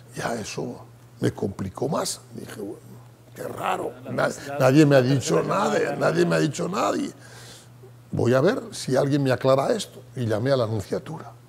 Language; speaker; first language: Spanish; native; Spanish